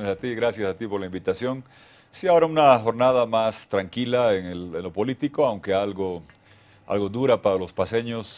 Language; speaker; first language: Spanish; native; Spanish